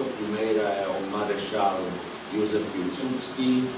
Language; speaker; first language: Portuguese; non-native, fluent; Polish